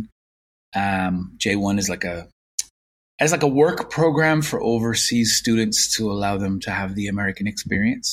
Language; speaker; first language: English; native; English